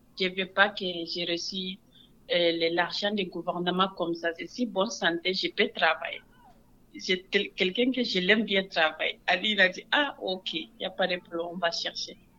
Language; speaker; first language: French; non-native, local second language; Wolof